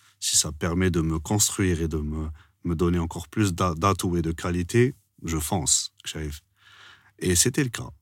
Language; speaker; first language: French; non-native, local second language; Arabic